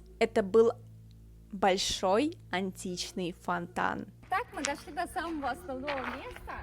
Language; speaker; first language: Russian; native; Russian